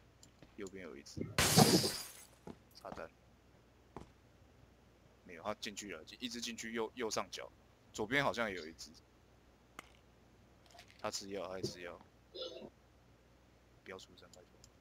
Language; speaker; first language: Chinese; native; Chinese